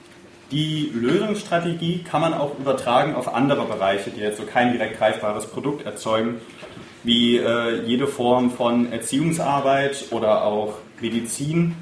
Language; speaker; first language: German; native; German